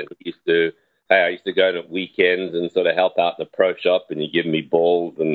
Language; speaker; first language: English; native; English